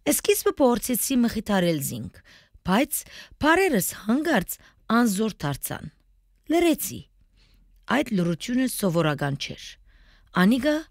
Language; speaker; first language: Armenian; native; Armenian